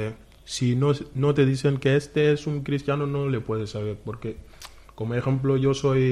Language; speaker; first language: Spanish; non-native, fluent; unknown